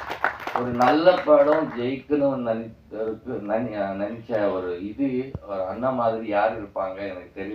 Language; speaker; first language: Tamil; non-native, learner; Telugu